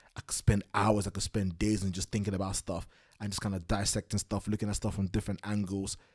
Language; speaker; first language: English; non-native, local second language; Yoruba